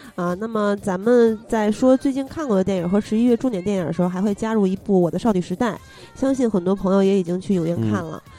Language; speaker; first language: Chinese; native; Chinese